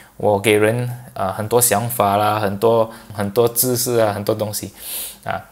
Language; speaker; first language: Chinese; non-native, local second language; English